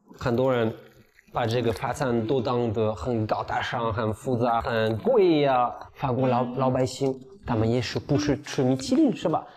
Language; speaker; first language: Chinese; non-native, fluent; French